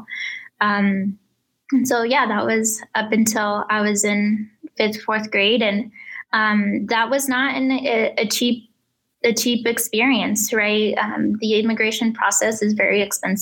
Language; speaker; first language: English; early bilingual, other home language; Spanish